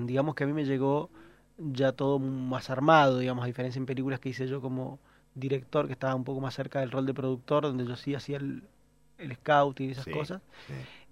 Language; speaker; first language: Spanish; native; Spanish